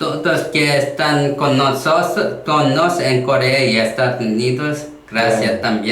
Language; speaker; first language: Spanish; non-native, learner; Korean